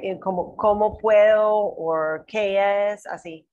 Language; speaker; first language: Spanish; non-native, learner; English